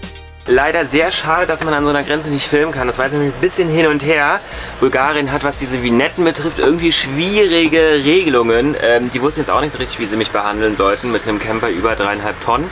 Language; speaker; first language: German; native; German